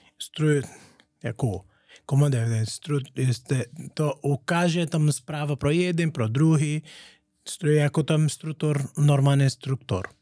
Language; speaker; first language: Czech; non-native, learner; Portuguese